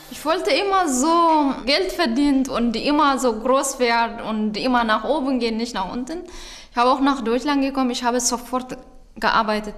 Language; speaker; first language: German; non-native, learner; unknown